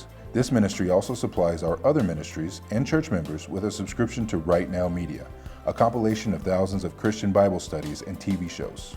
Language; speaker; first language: English; native; English